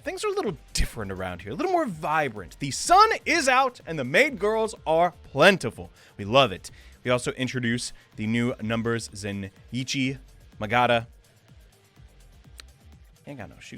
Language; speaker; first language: English; native; English